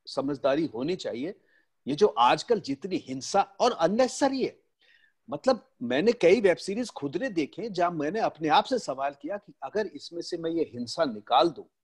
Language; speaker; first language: Hindi; native; Hindi